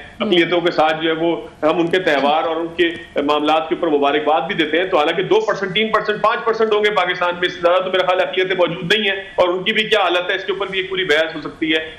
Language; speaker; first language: Urdu; non-native, local second language; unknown